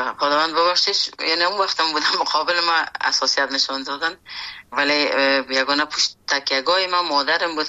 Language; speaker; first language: Persian; native; Persian